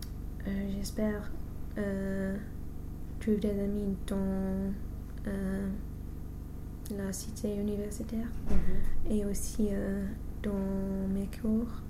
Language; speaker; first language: French; non-native, learner; English